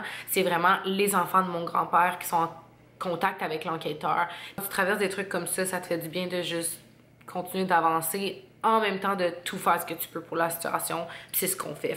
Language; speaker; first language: French; native; French